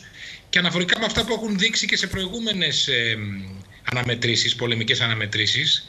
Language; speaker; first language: Greek; native; Greek